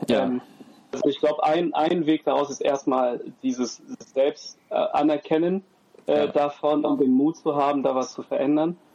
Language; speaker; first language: German; early bilingual, other home language; French